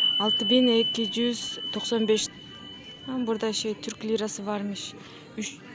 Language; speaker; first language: Turkish; non-native, fluent; Kyrgyz